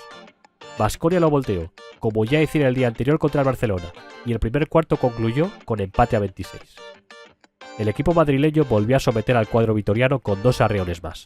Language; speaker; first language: Spanish; native; Spanish